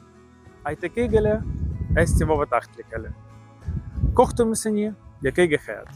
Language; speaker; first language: Estonian; non-native, learner; Ukrainian